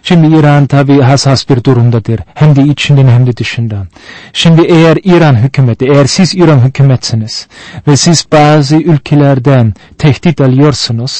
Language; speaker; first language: Turkish; non-native, fluent; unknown